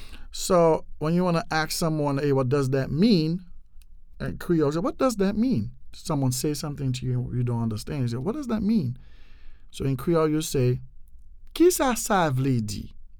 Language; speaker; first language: English; non-native, fluent; Haitian Creole